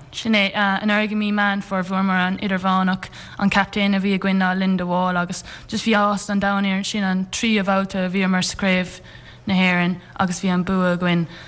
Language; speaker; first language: Irish; non-native, local second language; English